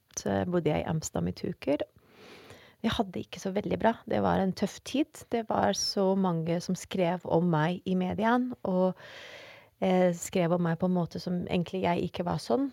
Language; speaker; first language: Norwegian; non-native, fluent; Dutch